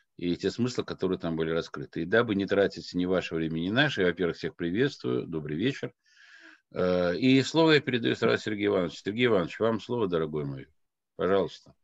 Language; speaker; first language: Russian; non-native, local second language; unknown